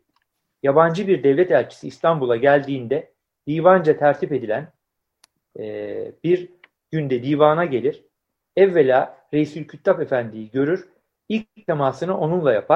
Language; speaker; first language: Turkish; native; Turkish